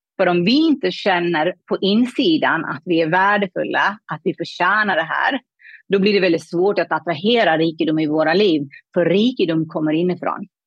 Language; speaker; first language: Swedish; non-native, fluent; Persian